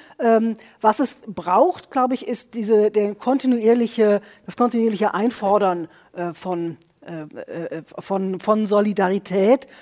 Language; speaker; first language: German; native; German